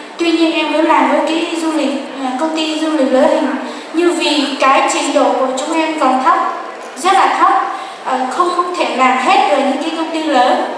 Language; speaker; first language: Vietnamese; non-native, local second language; Hmong